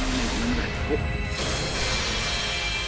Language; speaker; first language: Japanese; native; Japanese